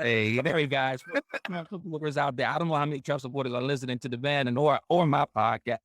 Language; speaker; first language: English; native; English